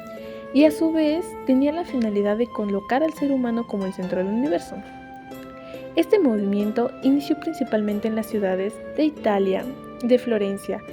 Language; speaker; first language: Spanish; native; Spanish